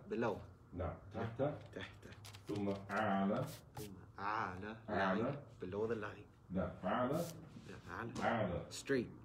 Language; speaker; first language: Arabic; non-native, fluent; English